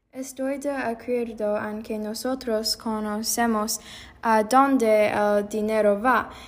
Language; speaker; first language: Spanish; non-native, learner; English